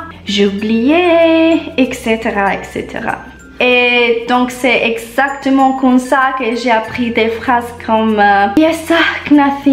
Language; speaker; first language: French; non-native, learner; Italian